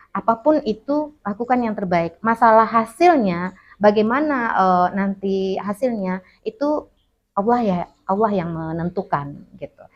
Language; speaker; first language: Indonesian; non-native, local second language; Minangkabau